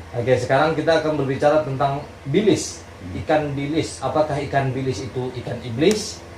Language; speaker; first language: Indonesian; non-native, local second language; Minangkabau